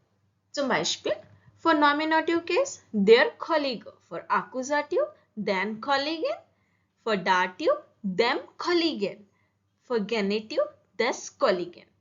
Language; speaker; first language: German; non-native, fluent; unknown